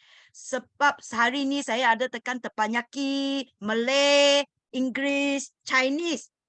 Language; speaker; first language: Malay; non-native, learner; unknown